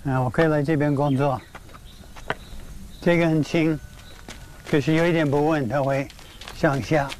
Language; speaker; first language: Chinese; non-native, learner; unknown